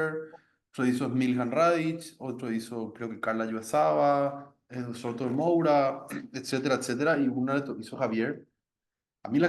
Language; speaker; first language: Spanish; native; Spanish